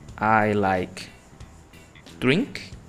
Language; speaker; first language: English; non-native, fluent; Portuguese